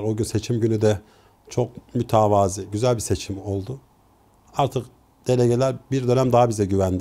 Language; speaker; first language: Turkish; native; Turkish